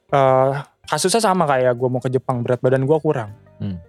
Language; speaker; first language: Indonesian; native; Indonesian